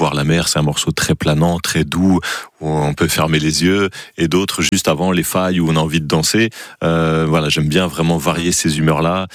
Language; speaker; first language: French; native; French